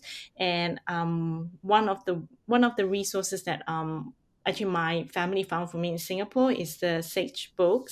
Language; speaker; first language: English; non-native, local second language; Hakka Chinese